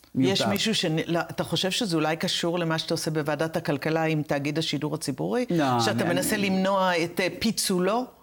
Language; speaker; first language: Hebrew; native; Hebrew